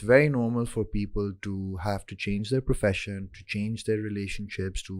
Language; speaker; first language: English; non-native, local second language; Urdu